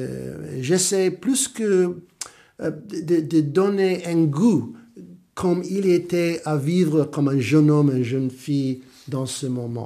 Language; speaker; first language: French; non-native, fluent; English